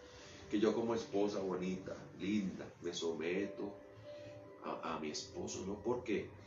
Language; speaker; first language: Spanish; native; Spanish